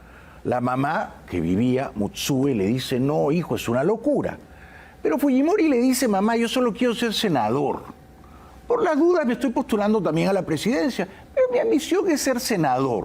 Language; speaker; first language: Spanish; native; Spanish